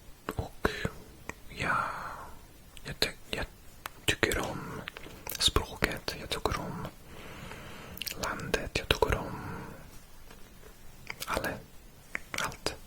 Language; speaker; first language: Swedish; non-native, learner; English